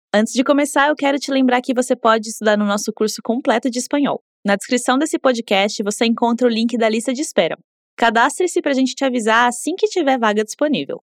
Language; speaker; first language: Portuguese; native; Portuguese